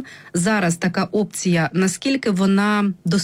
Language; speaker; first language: Ukrainian; native; Ukrainian